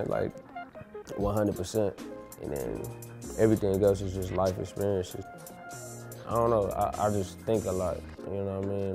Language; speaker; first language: English; native; English